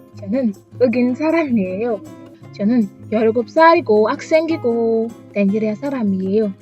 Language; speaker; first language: Korean; non-native, learner; Yoruba